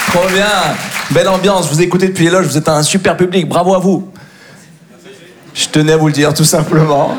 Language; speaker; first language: French; native; French